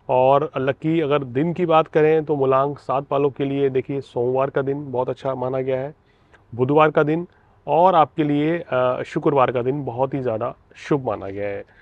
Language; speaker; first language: Hindi; native; Hindi